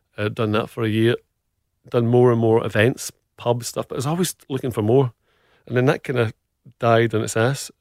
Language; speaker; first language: English; native; English